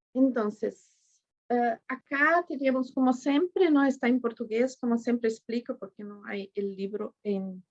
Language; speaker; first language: Spanish; non-native, fluent; Portuguese